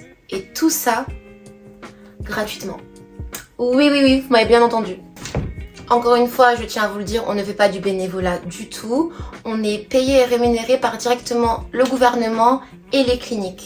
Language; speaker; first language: French; native; French